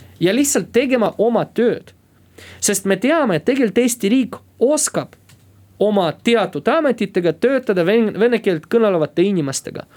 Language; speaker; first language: Estonian; non-native, local second language; Russian